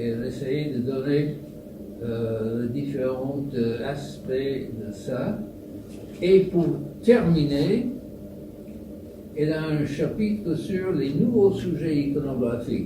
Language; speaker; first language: French; non-native, fluent; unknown